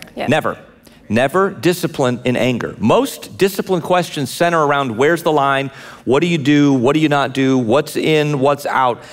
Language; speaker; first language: English; native; English